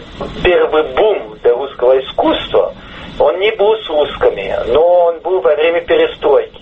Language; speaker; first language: Russian; early bilingual, heritage; English